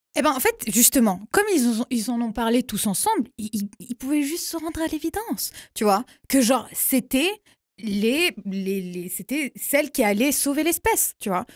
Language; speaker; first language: French; native; French